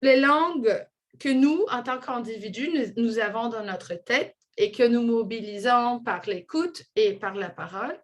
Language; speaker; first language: French; non-native, fluent; Portuguese